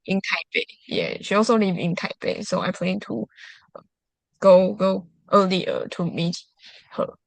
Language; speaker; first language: English; non-native, learner; Chinese